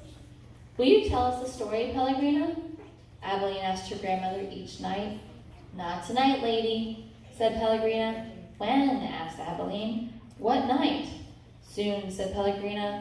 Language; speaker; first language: English; native; English